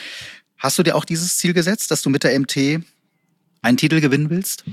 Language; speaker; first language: German; native; German